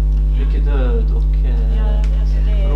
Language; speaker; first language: Swedish; non-native, fluent; Arabic